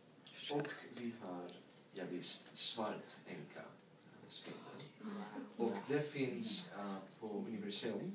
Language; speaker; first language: Swedish; non-native, learner; English